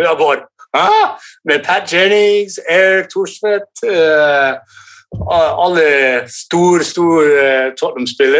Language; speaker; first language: Norwegian; early bilingual, heritage; English